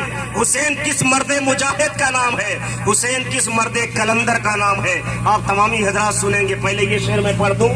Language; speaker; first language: Urdu; native; Urdu